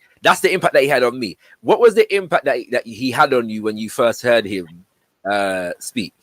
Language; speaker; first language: English; native; English